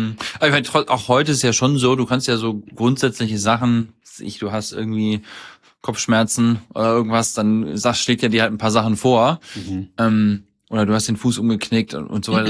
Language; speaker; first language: German; native; German